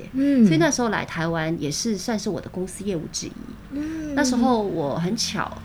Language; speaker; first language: Chinese; native; Chinese